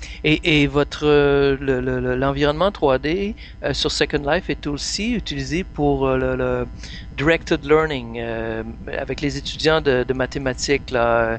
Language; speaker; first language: French; native; French